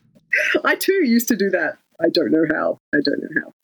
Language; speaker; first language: English; native; English